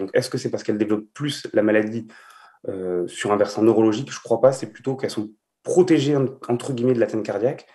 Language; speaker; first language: French; native; French